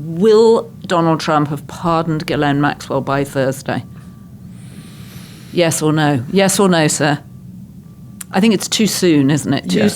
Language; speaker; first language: English; native; English